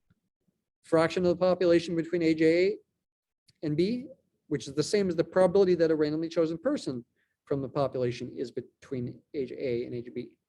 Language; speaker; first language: English; native; English